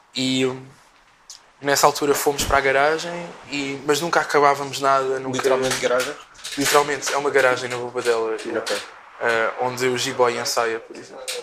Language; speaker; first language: Portuguese; native; Portuguese